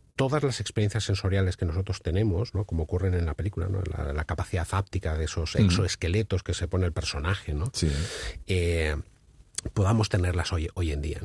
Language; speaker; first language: Spanish; native; Spanish